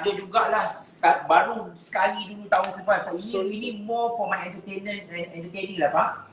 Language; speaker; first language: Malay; native; Malay